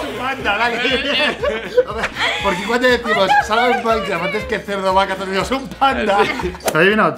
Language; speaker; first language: Spanish; native; Spanish